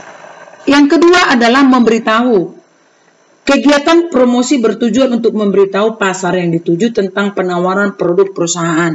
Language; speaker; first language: Indonesian; native; Indonesian